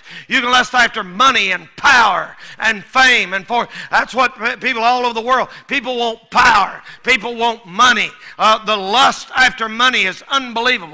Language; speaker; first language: English; native; English